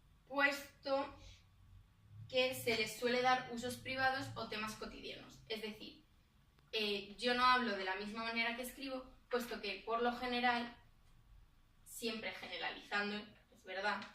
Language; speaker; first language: Spanish; native; Spanish